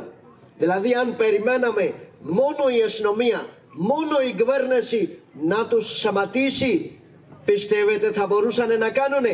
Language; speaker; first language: Greek; non-native, learner; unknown